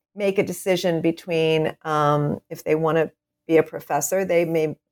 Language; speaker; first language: English; native; English